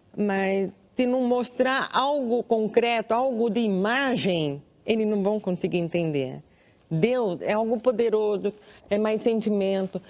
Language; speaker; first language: Portuguese; non-native, local second language; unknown